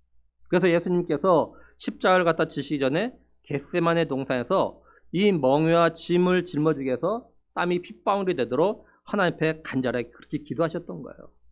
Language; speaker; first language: Korean; native; Korean